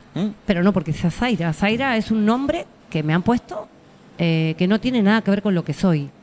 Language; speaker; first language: Spanish; native; Spanish